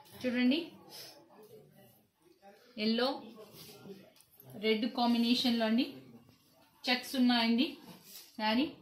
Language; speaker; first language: Telugu; native; Telugu